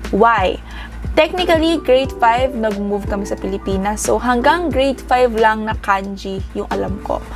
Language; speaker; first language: Filipino; early bilingual, heritage; Japanese